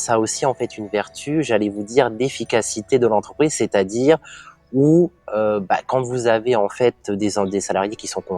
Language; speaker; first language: French; native; French